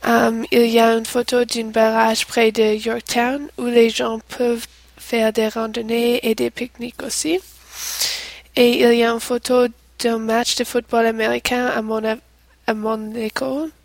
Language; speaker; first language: French; non-native, learner; English